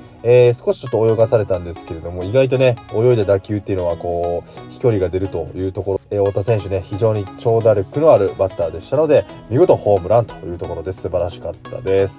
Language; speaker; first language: Japanese; native; Japanese